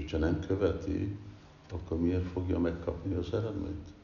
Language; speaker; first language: Hungarian; early bilingual, heritage; Hungarian